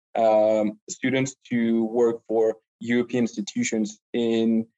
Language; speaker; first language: English; non-native, fluent; French